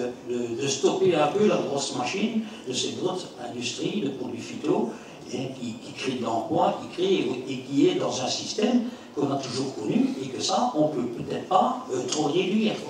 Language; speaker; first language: French; native; French